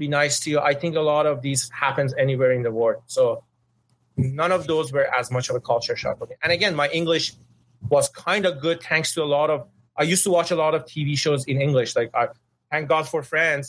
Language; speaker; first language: English; non-native, fluent; Persian